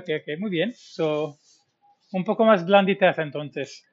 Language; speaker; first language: Spanish; non-native, fluent; English